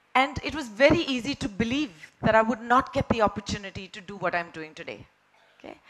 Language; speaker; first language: English; non-native, local second language; Marathi